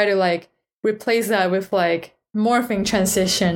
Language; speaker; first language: English; non-native, fluent; Chinese